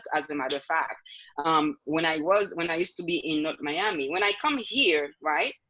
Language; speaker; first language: English; non-native, fluent; Haitian Creole